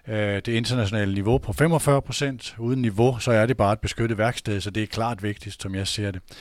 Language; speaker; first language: Danish; native; Danish